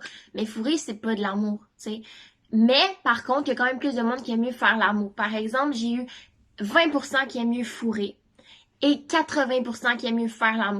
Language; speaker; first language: French; native; French